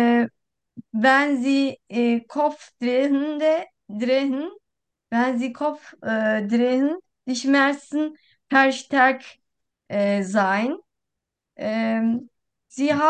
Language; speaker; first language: German; non-native, learner; Turkish